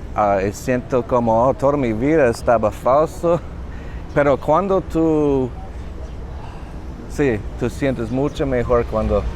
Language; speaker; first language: Spanish; non-native, learner; English